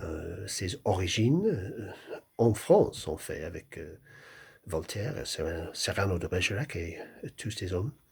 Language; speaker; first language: French; non-native, fluent; English